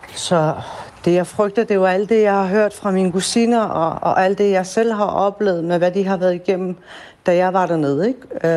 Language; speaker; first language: Danish; early bilingual, other home language; Persian